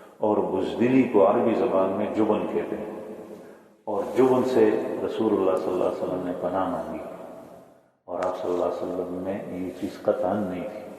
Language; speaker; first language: Urdu; non-native, local second language; Pashto